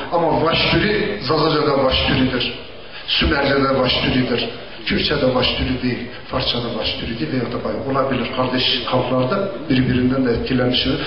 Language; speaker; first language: Turkish; non-native, local second language; Zaza